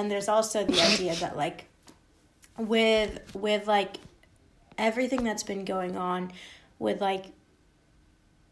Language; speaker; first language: English; native; English